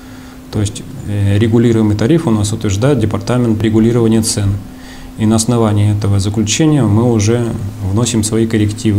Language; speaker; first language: Russian; native; Russian